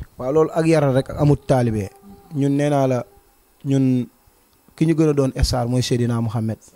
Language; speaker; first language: Wolof; native; Wolof